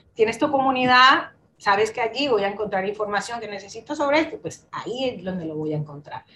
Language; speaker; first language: Spanish; native; Spanish